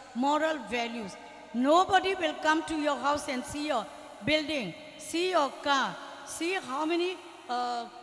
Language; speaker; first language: English; non-native, fluent; Burmese